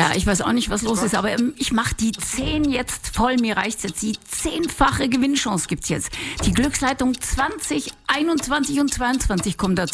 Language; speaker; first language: German; native; German